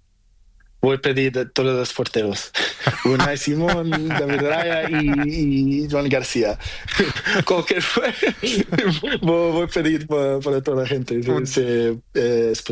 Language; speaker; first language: Spanish; non-native, learner; Portuguese